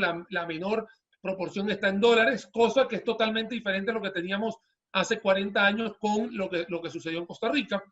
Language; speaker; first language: Spanish; native; Spanish